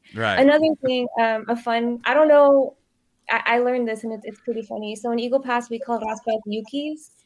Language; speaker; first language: English; early bilingual, other home language; Spanish